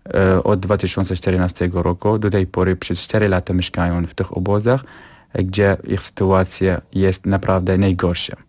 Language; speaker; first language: Polish; non-native, fluent; Kurdish